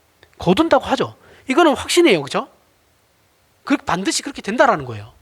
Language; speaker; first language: Korean; native; Korean